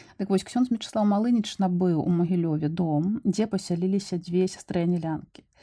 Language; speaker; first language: Belarusian; non-native, local second language; Russian